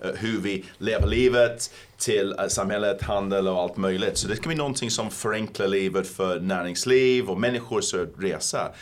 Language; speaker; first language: Swedish; non-native, fluent; English